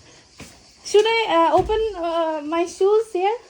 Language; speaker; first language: English; non-native, fluent; Bangla